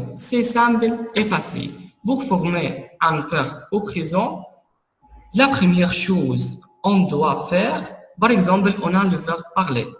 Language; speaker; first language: French; non-native, fluent; Arabic